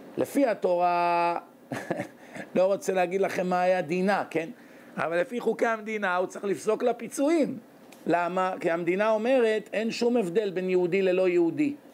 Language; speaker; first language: Hebrew; native; Hebrew